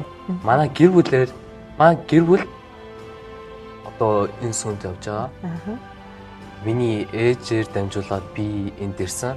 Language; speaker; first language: Mongolian; early bilingual, heritage; Mongolian